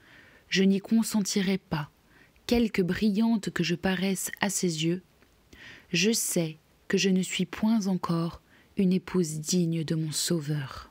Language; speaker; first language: French; native; French